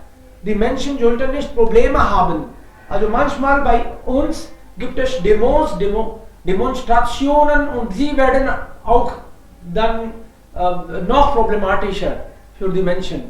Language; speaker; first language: German; non-native, fluent; Hindi